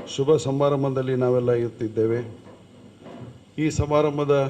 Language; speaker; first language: Kannada; non-native, local second language; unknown